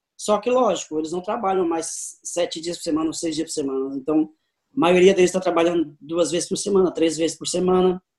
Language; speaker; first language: Portuguese; native; Portuguese